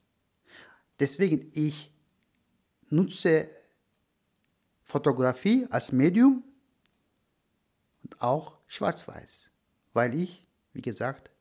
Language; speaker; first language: German; non-native, learner; Turkish